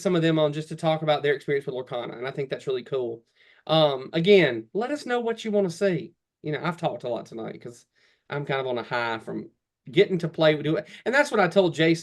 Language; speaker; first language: English; native; English